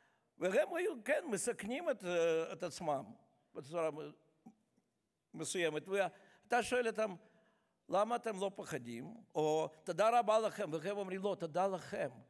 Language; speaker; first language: Hebrew; non-native, fluent; Russian